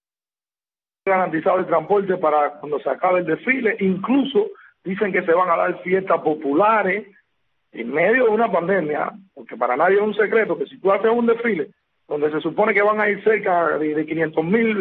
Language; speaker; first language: Spanish; native; Spanish